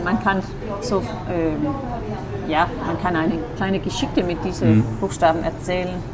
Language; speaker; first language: German; non-native, fluent; Danish